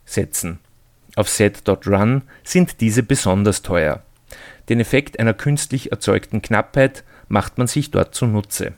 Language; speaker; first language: German; native; German